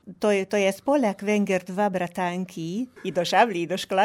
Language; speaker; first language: Polish; non-native, learner; Hungarian